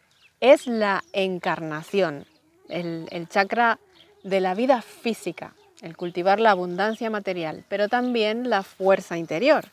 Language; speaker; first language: Spanish; native; Spanish